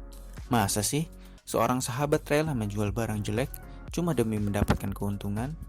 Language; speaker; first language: Indonesian; native; Indonesian